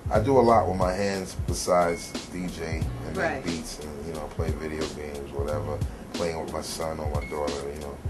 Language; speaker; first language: English; native; English